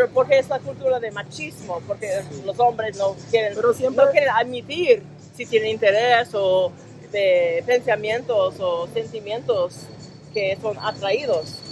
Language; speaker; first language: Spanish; non-native, learner; English